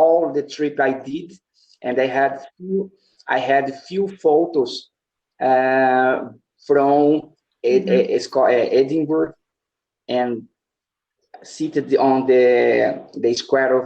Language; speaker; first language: English; non-native, learner; Portuguese